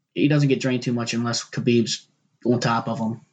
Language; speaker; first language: English; native; English